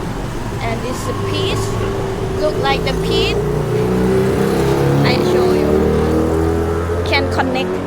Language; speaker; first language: English; non-native, learner; Thai